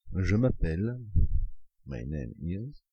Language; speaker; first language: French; non-native, fluent; English